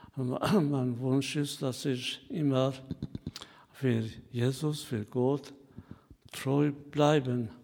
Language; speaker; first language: German; non-native, learner; Persian